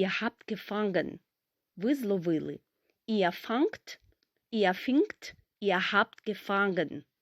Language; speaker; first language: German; non-native, fluent; Ukrainian